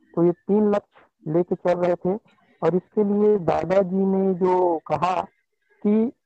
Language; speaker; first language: Hindi; native; Hindi